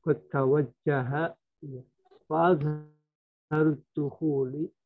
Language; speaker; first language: Arabic; non-native, learner; Indonesian